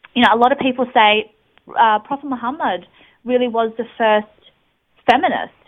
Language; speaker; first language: English; native; English